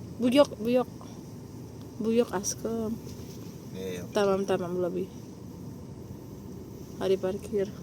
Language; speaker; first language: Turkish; non-native, learner; Indonesian